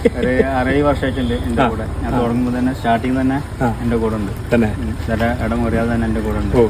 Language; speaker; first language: Malayalam; non-native, learner; Bangla